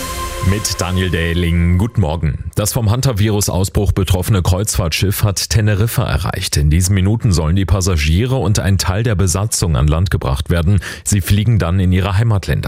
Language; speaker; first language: German; native; German